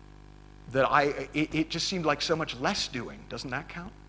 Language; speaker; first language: English; native; English